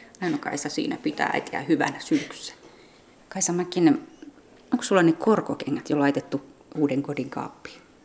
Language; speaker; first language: Finnish; native; Finnish